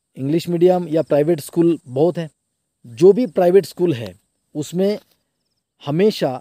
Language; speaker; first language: Hindi; non-native, local second language; Bangla